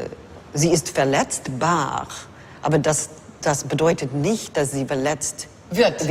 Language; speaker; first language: German; non-native, fluent; English